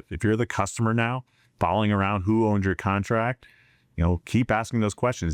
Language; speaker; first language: English; native; English